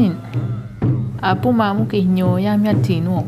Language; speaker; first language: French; non-native, local second language; Innu-aimun